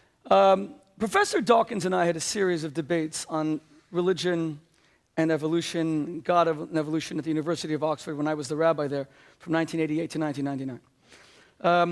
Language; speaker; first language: English; native; English